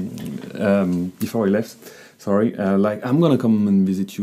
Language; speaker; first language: English; non-native, fluent; French